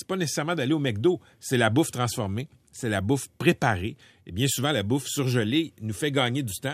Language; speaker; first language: French; native; French